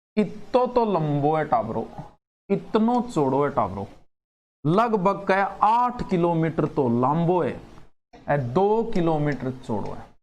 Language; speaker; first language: Hindi; native; Hindi